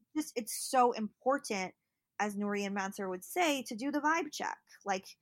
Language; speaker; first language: English; native; English